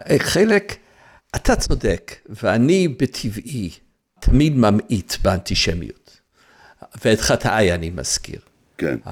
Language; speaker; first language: Hebrew; non-native, fluent; English